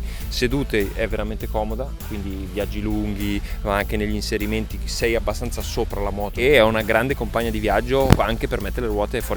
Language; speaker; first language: Italian; native; Italian